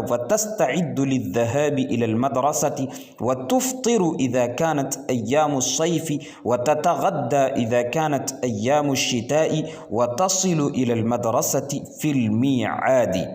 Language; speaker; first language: Arabic; non-native, fluent; Urdu